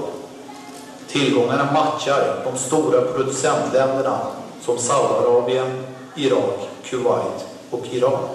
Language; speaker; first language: Swedish; non-native, fluent; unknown